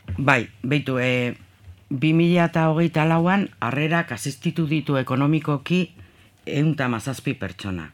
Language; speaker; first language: Basque; native; Basque